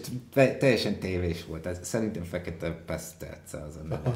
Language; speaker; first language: Hungarian; non-native, fluent; English